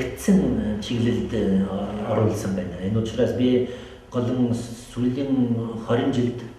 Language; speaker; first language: Mongolian; non-native, fluent; French